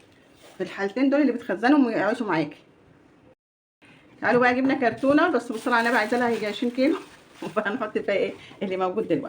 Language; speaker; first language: Arabic; native; Arabic